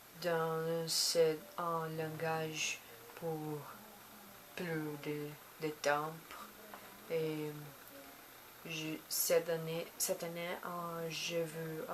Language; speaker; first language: French; non-native, learner; Portuguese